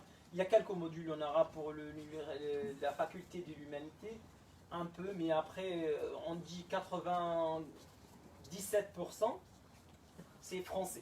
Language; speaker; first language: French; non-native, fluent; Arabic